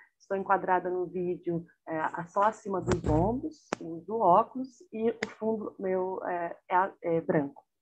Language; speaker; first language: Portuguese; native; Portuguese